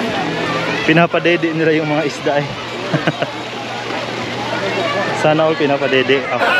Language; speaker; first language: Filipino; native; Filipino